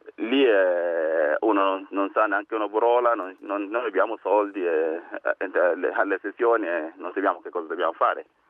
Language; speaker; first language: Italian; non-native, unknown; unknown